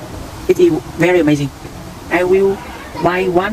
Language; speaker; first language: English; non-native, learner; Vietnamese